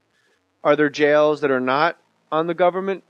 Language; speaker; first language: English; native; English